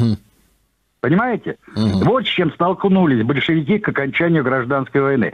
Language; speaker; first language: Russian; native; Russian